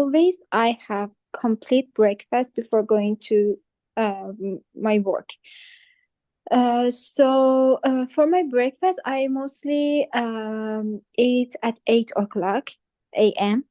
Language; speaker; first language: English; non-native, fluent; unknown